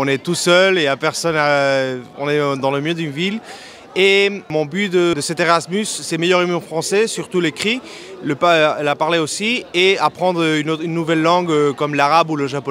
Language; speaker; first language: French; non-native, learner; Spanish